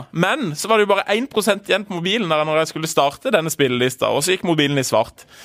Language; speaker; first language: Norwegian; native; Norwegian